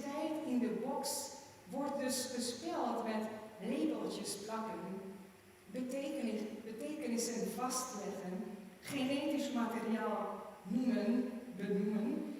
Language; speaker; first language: Dutch; non-native, fluent; German